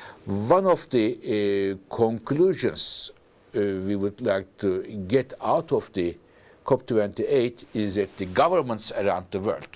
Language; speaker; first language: English; non-native, fluent; Turkish